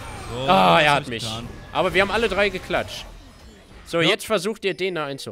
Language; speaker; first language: German; native; German